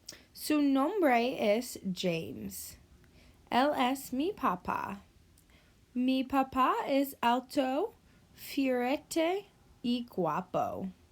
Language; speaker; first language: Spanish; non-native, learner; English